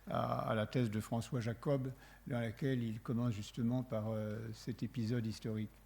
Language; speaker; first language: French; native; French